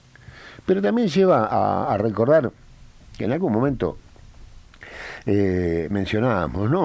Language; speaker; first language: Spanish; native; Spanish